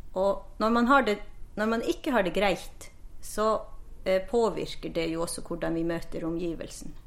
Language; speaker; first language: Norwegian; non-native, local second language; Northern Sami